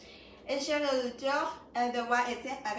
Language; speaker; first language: French; non-native, learner; Spanish